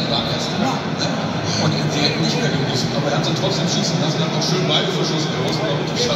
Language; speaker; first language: German; native; German